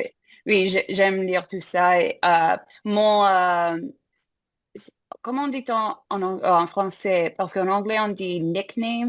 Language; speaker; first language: French; non-native, fluent; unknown